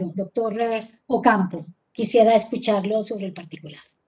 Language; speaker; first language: Spanish; native; Spanish